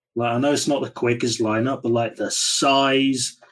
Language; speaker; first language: English; native; English